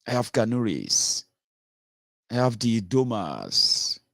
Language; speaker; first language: English; non-native, local second language; Yoruba